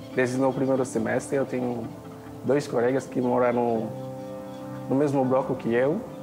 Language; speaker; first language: Portuguese; non-native, fluent; Haitian Creole